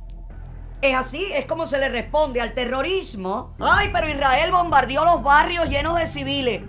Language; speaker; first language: Spanish; native; Spanish